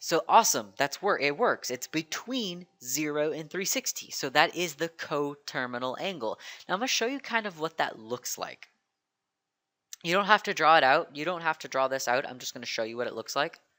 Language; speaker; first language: English; native; English